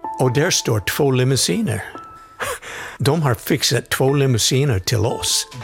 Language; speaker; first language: Swedish; non-native, fluent; English